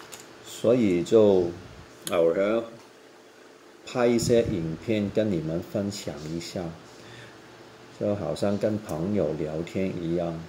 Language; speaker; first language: Chinese; non-native, local second language; Cantonese